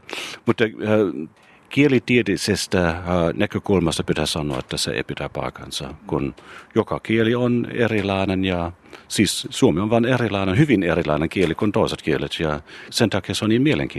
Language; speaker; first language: Finnish; non-native, fluent; German